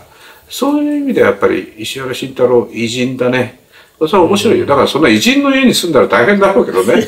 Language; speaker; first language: Japanese; native; Japanese